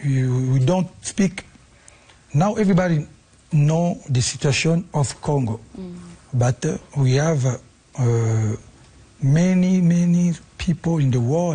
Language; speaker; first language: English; non-native, learner; French